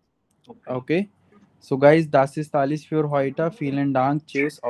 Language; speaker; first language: German; non-native, fluent; Hindi